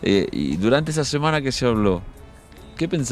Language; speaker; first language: Spanish; native; Spanish